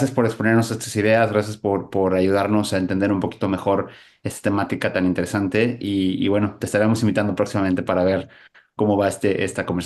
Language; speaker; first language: Spanish; native; Spanish